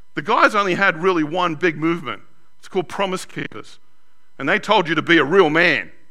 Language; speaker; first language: English; native; English